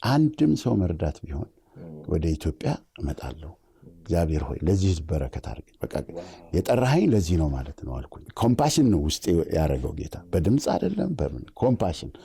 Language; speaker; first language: Amharic; native; Amharic